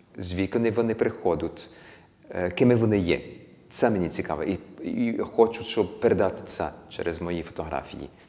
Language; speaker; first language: Ukrainian; early bilingual, heritage; Ukrainian